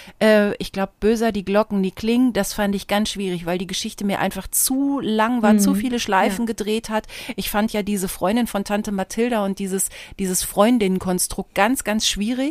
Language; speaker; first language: German; native; German